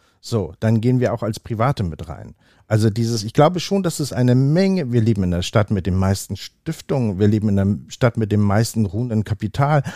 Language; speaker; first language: German; native; German